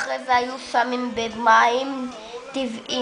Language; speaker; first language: Hebrew; early bilingual, other home language; Spanish